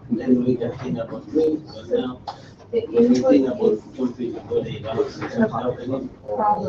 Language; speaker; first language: English; non-native, learner; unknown